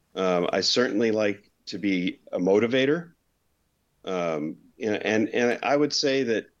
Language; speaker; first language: English; native; English